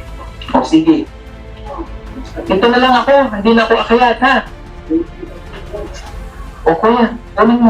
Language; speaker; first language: Filipino; non-native, local second language; Cebuano